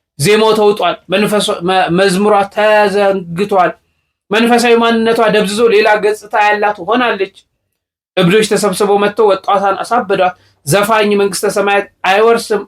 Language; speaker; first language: Amharic; native; Amharic